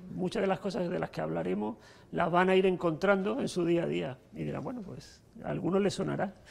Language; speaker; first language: Spanish; native; Spanish